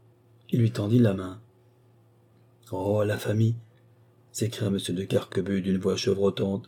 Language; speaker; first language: French; native; French